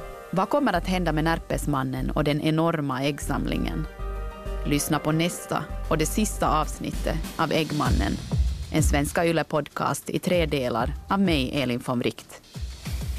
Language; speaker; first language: Swedish; native; Swedish